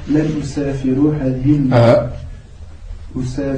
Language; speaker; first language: Arabic; non-native, learner; French